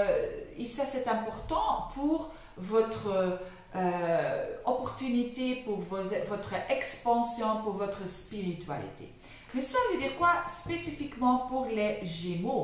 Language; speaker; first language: French; non-native, local second language; Dutch